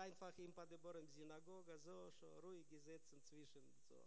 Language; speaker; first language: German; non-native, learner; Russian